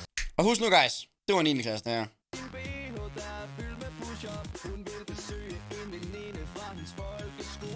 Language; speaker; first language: Danish; native; Danish